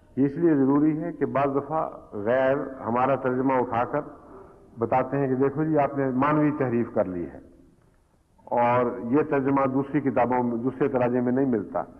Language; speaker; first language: Urdu; native; Urdu